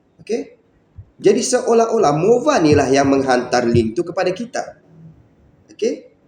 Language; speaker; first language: Malay; native; Malay